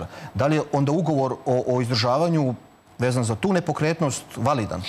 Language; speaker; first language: Serbian; native; Serbian